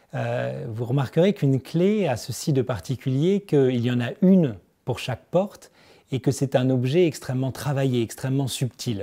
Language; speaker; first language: French; native; French